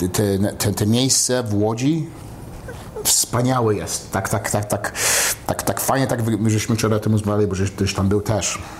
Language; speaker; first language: Polish; early bilingual, heritage; Polish